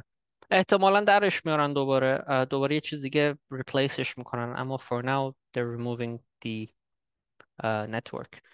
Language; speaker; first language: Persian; early bilingual, heritage; Persian